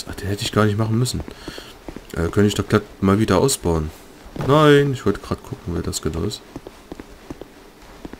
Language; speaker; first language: German; native; German